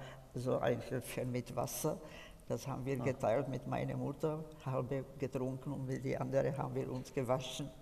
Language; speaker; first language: German; non-native, fluent; Czech